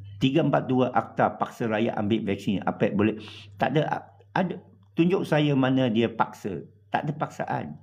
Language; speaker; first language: Malay; non-native, local second language; English